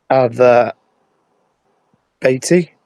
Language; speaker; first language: Arabic; non-native, learner; English